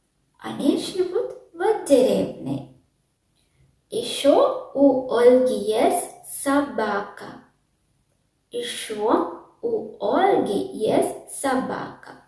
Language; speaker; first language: Russian; non-native, learner; Sinhala